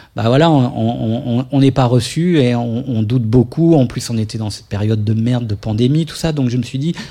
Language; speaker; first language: French; native; French